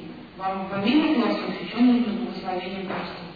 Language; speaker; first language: Russian; native; Russian